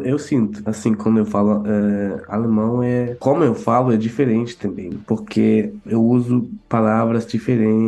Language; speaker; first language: Portuguese; early bilingual, heritage; Portuguese